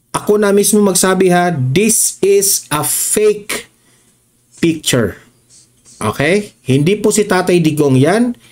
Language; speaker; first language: Filipino; non-native, local second language; Cebuano